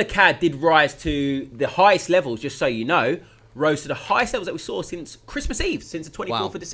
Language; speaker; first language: English; native; English